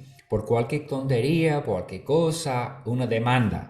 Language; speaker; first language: Spanish; non-native, fluent; English